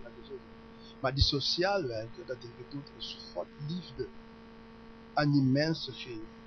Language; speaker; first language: Dutch; non-native, learner; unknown